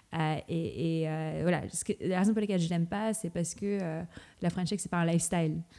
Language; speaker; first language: French; non-native, fluent; Filipino